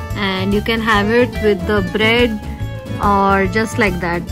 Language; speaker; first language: English; non-native, local second language; Marathi